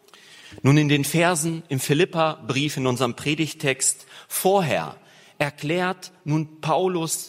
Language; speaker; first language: German; native; German